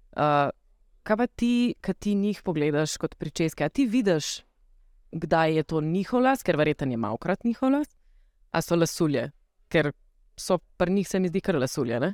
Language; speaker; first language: Slovenian; native; Slovenian